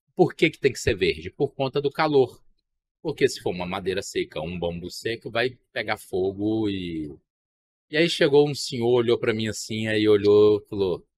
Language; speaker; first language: Portuguese; native; Portuguese